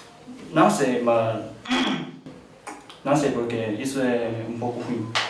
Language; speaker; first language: Portuguese; non-native, learner; Korean